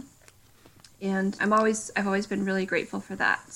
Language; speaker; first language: English; native; English